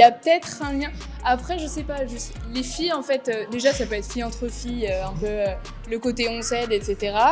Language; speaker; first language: French; native; French